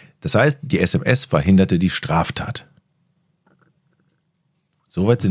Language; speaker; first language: German; native; German